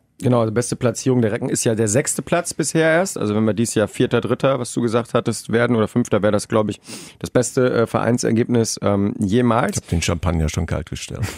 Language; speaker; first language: German; native; German